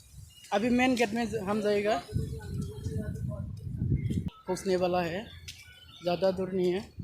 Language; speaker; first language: Hindi; non-native, local second language; Bodo